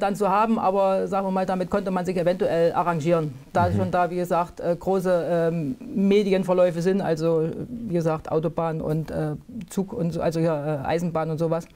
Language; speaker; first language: German; native; German